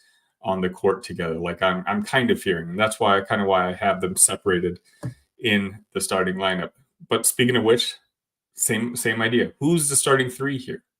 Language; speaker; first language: English; native; English